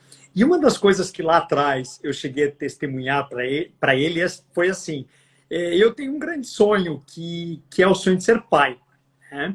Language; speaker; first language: Portuguese; native; Portuguese